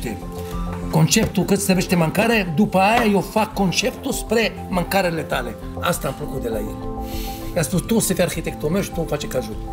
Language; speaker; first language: Romanian; non-native, fluent; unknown